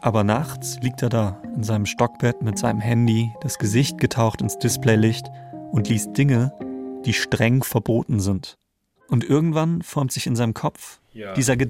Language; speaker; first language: German; native; German